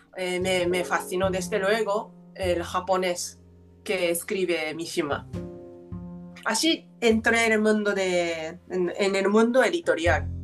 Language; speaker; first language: Spanish; non-native, fluent; Japanese